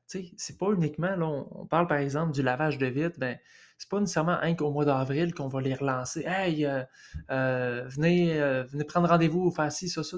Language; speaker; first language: French; native; French